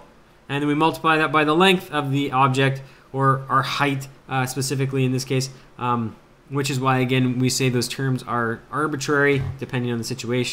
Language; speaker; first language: English; native; English